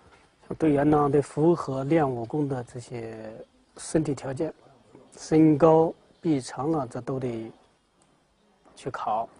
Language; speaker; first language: Chinese; native; Chinese